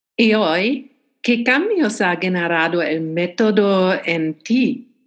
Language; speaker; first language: Spanish; non-native, learner; German